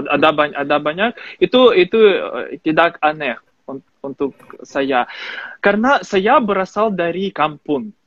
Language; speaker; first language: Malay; non-native, fluent; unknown